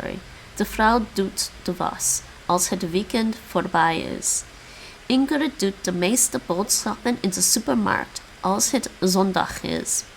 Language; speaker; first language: Dutch; non-native, learner; English